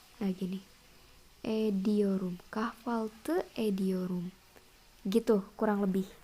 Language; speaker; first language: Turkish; non-native, fluent; Indonesian